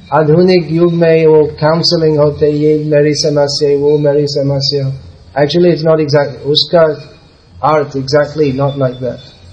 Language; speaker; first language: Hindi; non-native, fluent; English